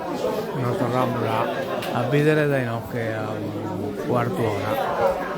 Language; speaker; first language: Italian; native; Italian